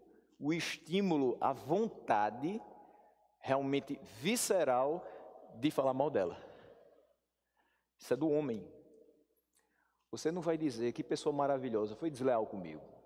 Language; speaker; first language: Portuguese; native; Portuguese